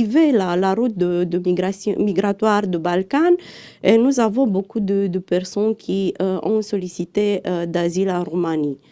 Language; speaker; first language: French; non-native, fluent; Romanian